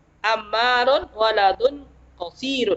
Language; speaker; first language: Arabic; non-native, fluent; Indonesian